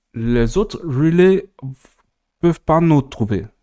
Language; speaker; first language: French; non-native, fluent; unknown